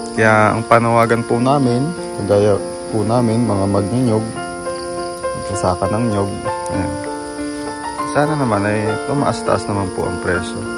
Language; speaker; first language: Filipino; non-native, local second language; Bikol